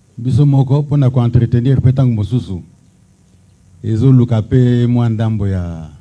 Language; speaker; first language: Lingala; native; Lingala